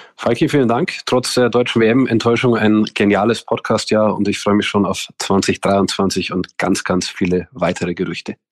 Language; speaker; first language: German; native; German